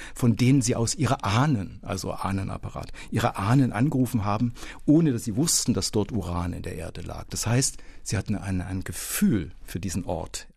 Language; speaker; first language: German; native; German